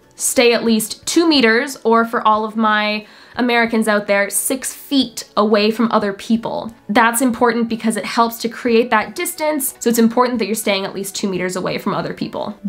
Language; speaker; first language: English; native; English